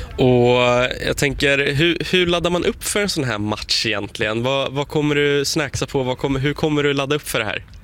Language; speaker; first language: Swedish; native; Swedish